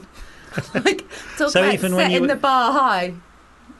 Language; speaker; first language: English; native; English